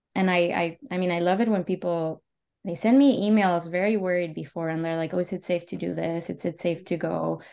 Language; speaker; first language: English; early bilingual, other home language; Spanish